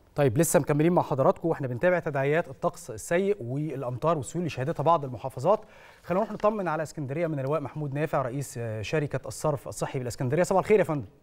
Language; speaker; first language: Egyptian Arabic; native; Egyptian Arabic